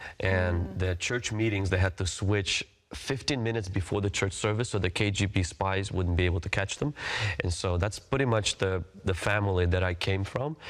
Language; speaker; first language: English; early bilingual, other home language; Russian